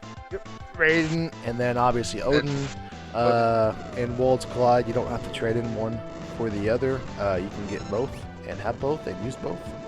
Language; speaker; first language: English; native; English